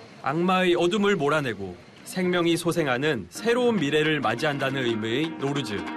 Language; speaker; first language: Korean; native; Korean